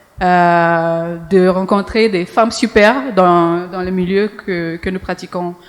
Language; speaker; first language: French; early bilingual, heritage; English